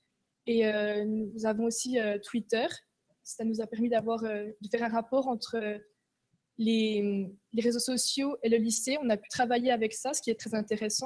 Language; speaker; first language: French; native; French